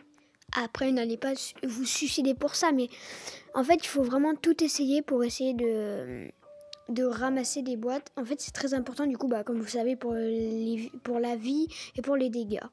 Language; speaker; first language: French; native; French